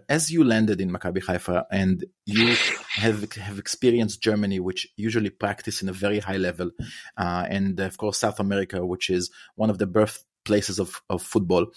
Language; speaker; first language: English; non-native, fluent; Hebrew